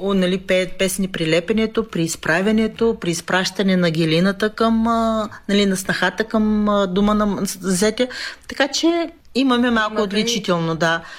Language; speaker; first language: Bulgarian; native; Bulgarian